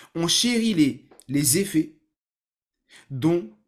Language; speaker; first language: French; native; French